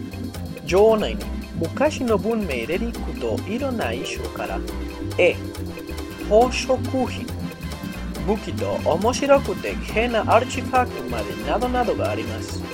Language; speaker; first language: Japanese; non-native, learner; Spanish